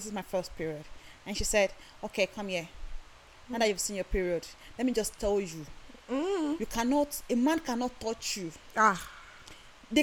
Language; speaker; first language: English; non-native, local second language; Yoruba